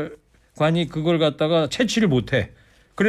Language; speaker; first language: Korean; native; Korean